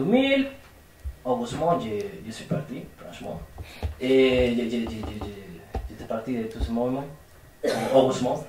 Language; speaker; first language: French; non-native, fluent; Spanish